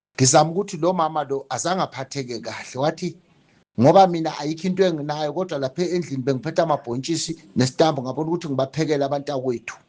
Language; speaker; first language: Zulu; non-native, local second language; Tswana